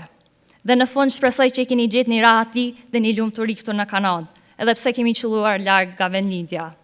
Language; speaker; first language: Albanian; early bilingual, heritage; Albanian